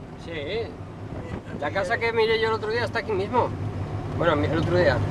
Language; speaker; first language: Spanish; native; Spanish